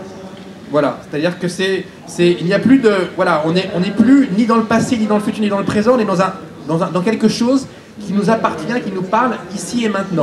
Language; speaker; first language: French; native; French